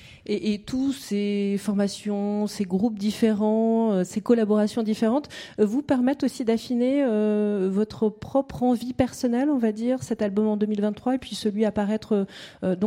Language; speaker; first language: French; native; French